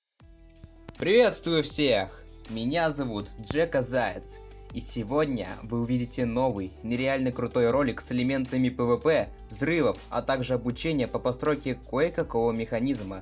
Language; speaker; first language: Russian; native; Russian